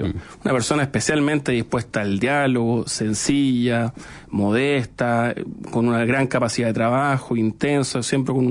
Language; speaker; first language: Spanish; native; Spanish